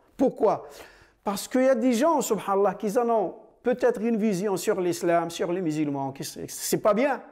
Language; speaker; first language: French; non-native, fluent; Arabic